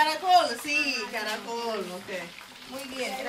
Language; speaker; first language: Spanish; non-native, learner; English